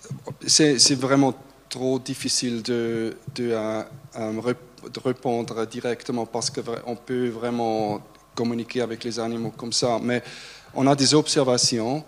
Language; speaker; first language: French; non-native, fluent; German